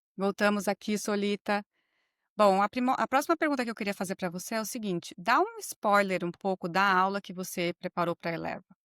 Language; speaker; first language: Portuguese; native; Portuguese